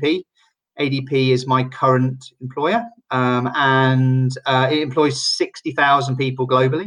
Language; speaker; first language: English; native; English